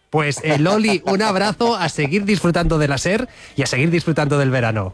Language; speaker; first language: Spanish; native; Spanish